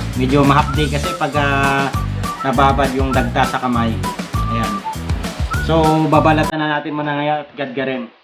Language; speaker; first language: Filipino; non-native, local second language; Cebuano